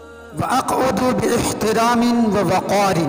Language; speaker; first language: Arabic; non-native, learner; Urdu